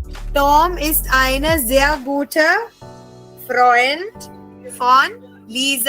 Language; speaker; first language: German; non-native, fluent; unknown